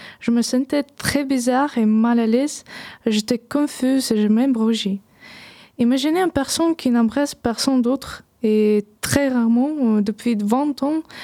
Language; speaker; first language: French; non-native, learner; Ukrainian